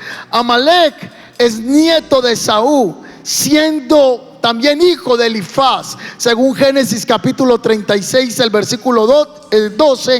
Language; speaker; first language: Spanish; native; Spanish